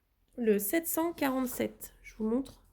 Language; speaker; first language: French; native; French